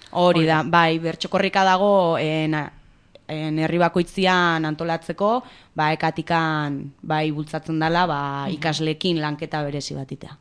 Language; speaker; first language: Basque; native; Basque